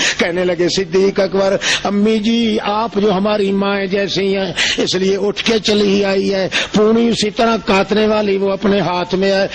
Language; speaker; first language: Urdu; non-native, local second language; Saraiki